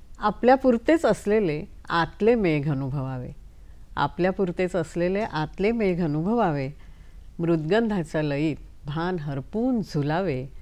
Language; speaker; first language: Marathi; native; Marathi